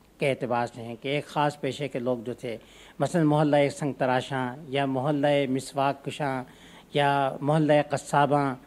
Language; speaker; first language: Urdu; native; Urdu